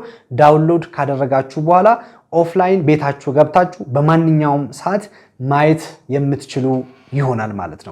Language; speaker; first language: Amharic; native; Amharic